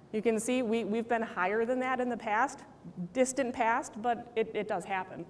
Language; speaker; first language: English; native; English